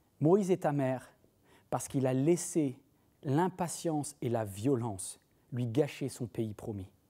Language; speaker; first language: French; native; French